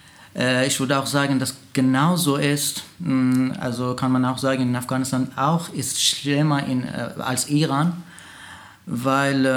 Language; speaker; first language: German; non-native, learner; Persian